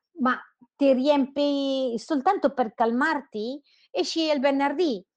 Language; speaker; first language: Italian; non-native, fluent; Spanish